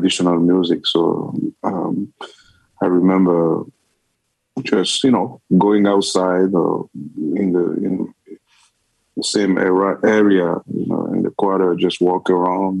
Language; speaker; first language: English; non-native, fluent; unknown